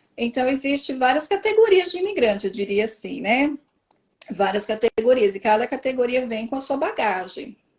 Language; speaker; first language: Portuguese; native; Portuguese